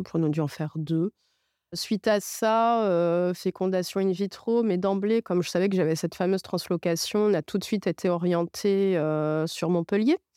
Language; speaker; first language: French; non-native, local second language; Arabic